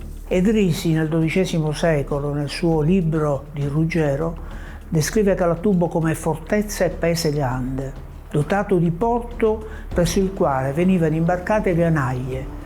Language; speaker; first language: Italian; native; Italian